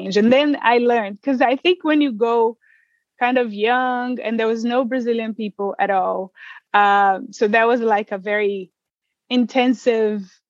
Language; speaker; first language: English; non-native, fluent; Portuguese